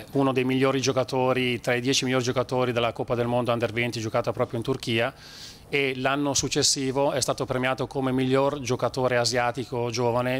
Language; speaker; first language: Italian; native; Italian